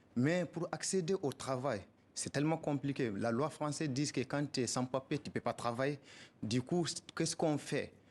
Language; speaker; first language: French; non-native, local second language; Soninke